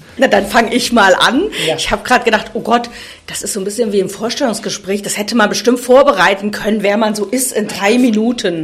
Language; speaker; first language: German; native; German